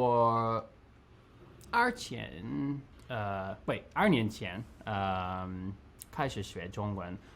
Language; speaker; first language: Chinese; non-native, learner; English